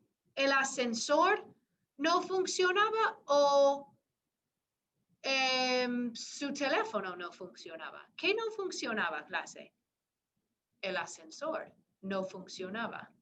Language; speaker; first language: Spanish; non-native, fluent; English